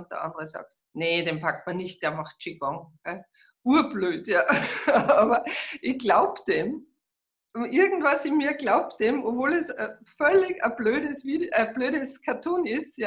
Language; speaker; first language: German; native; German